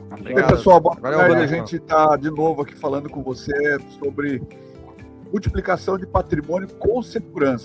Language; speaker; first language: Portuguese; native; Portuguese